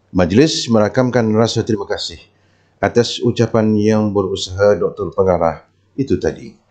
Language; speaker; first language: Malay; native; Malay